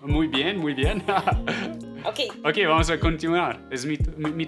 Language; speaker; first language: Spanish; non-native, fluent; German